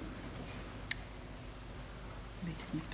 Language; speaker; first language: Dutch; non-native, learner; Russian